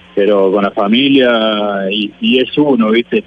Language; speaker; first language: Spanish; native; Spanish